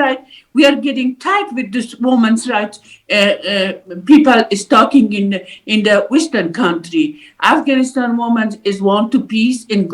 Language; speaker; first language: English; non-native, learner; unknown